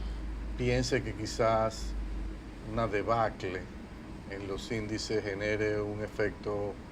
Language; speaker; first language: Spanish; native; Spanish